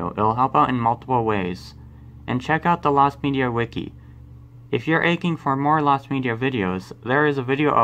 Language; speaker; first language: English; native; English